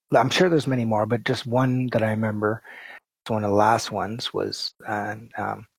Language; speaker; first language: English; native; English